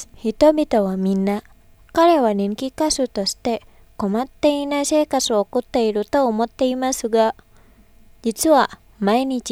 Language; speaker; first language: Japanese; non-native, fluent; Indonesian